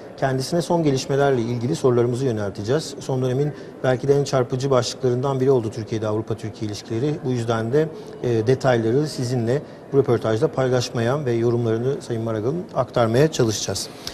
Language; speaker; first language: Turkish; native; Turkish